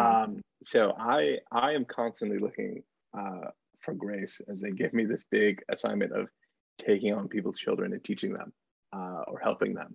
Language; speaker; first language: English; native; English